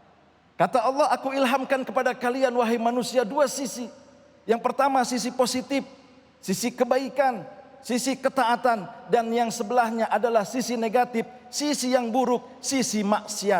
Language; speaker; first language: Indonesian; native; Indonesian